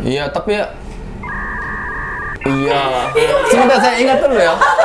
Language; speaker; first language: Indonesian; non-native, fluent; Korean